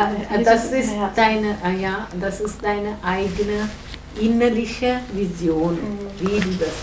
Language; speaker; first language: German; non-native, fluent; Gujarati